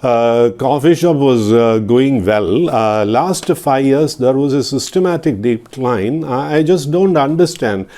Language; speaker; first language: English; non-native, local second language; Malayalam